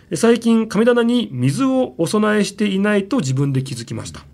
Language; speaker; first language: Japanese; native; Japanese